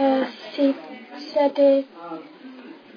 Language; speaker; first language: French; non-native, learner; English